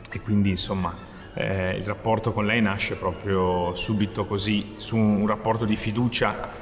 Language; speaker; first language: Italian; native; Italian